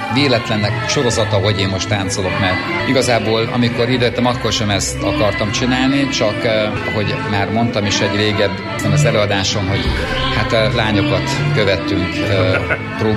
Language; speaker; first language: Hungarian; native; Hungarian